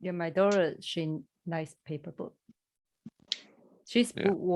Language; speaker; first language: English; non-native, learner; Chinese